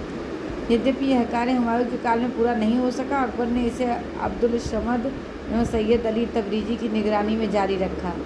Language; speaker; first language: Hindi; native; Hindi